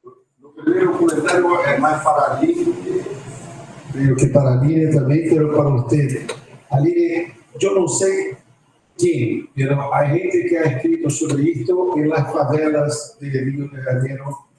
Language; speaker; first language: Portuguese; non-native, learner; Spanish